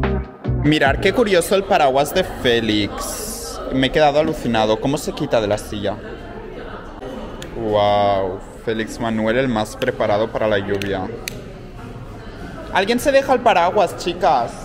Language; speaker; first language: Spanish; native; Spanish